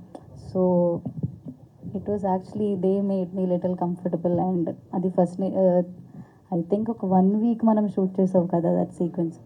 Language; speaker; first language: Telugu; non-native, learner; Malayalam